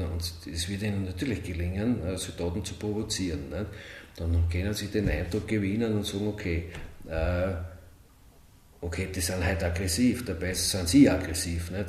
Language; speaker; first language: German; native; German